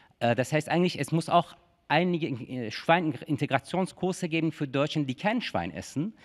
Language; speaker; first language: German; non-native, fluent; Persian